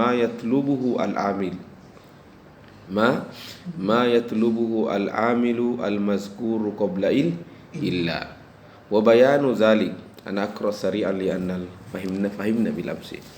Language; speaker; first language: Arabic; non-native, fluent; Indonesian